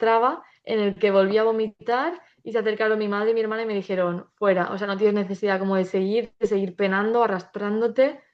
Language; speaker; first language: Spanish; native; Spanish